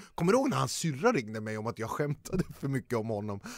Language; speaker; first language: Swedish; native; Swedish